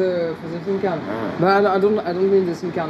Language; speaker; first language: English; non-native, learner; French